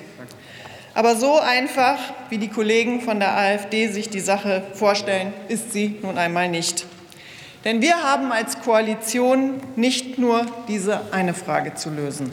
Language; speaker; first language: German; native; German